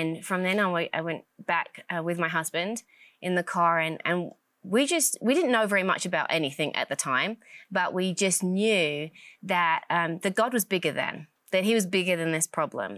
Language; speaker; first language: English; native; English